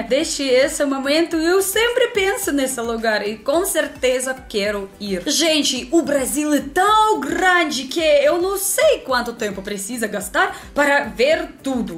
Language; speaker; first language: Portuguese; non-native, learner; Russian